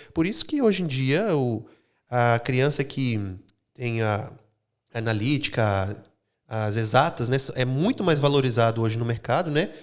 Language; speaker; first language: Portuguese; non-native, fluent; English